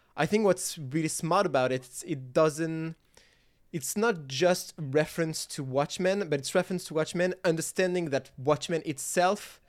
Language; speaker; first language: English; non-native, fluent; French